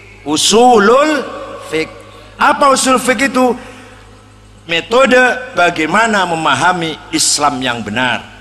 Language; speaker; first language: Indonesian; native; Indonesian